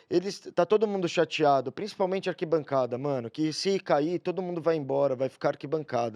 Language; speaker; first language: Portuguese; native; Portuguese